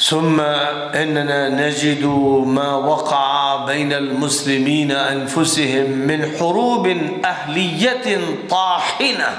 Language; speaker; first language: Arabic; non-native, fluent; Urdu